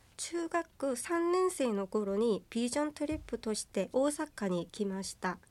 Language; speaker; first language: Japanese; non-native, fluent; Korean